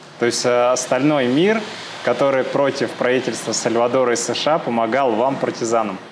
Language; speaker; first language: Russian; native; Russian